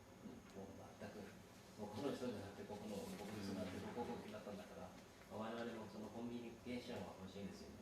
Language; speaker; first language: Japanese; non-native, fluent; Urdu